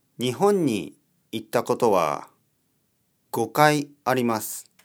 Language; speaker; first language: Japanese; non-native, learner; Korean